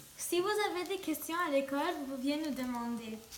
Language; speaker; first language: French; non-native, local second language; English